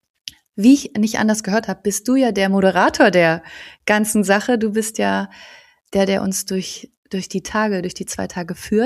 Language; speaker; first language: German; native; German